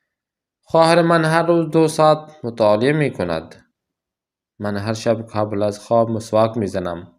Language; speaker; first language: Persian; non-native, fluent; Urdu